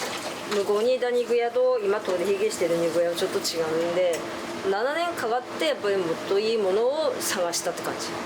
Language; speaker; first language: Japanese; native; Japanese